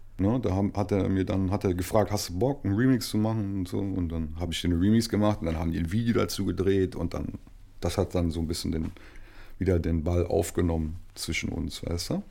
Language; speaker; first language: German; native; German